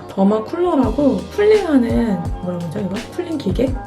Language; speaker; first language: Korean; native; Korean